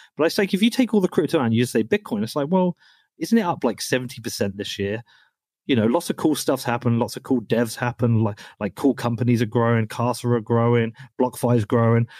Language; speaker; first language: English; native; English